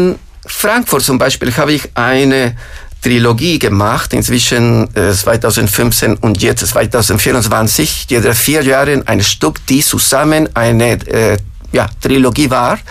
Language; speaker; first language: German; non-native, fluent; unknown